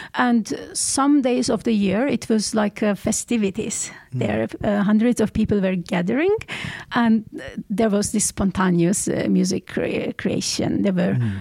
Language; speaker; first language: English; non-native, fluent; Armenian